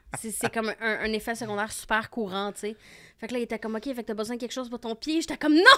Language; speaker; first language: French; early bilingual, other home language; Arabic